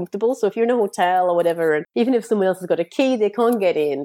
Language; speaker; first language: English; native; English